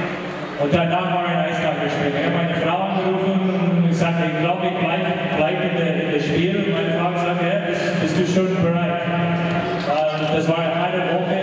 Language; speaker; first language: German; non-native, learner; English